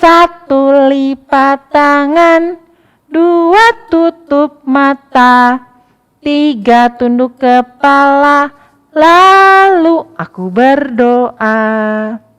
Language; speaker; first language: Indonesian; native; Indonesian